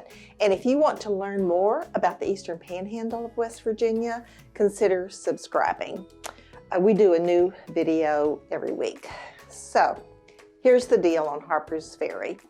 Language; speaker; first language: English; native; English